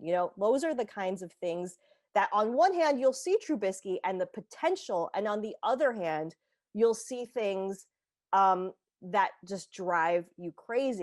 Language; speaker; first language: English; native; English